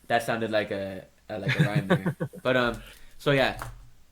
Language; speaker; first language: English; native; English